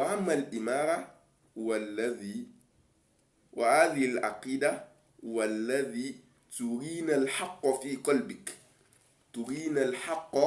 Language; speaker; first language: Arabic; non-native, learner; Yoruba